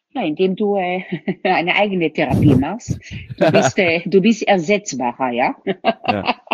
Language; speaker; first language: German; non-native, fluent; Hebrew